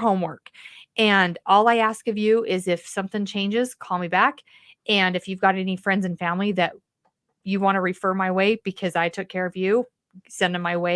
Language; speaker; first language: English; native; English